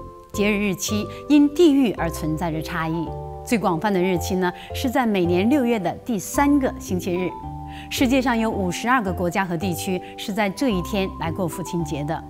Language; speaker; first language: Chinese; native; Chinese